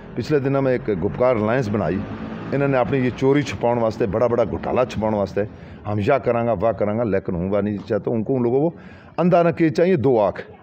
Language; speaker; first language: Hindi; non-native, local second language; Gujari